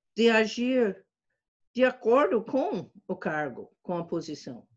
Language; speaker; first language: Portuguese; non-native, fluent; English